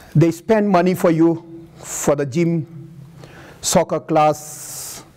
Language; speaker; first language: English; non-native, local second language; Gujarati